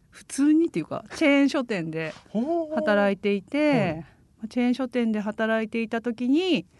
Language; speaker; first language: Japanese; native; Japanese